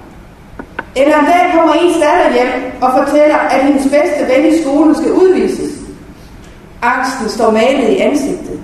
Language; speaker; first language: Danish; native; Danish